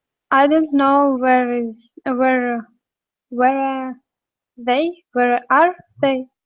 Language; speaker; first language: English; non-native, learner; Russian